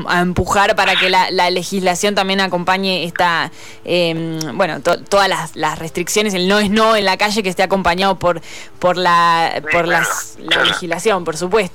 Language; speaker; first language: Spanish; native; Spanish